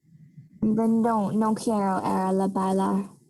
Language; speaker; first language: Spanish; non-native, learner; English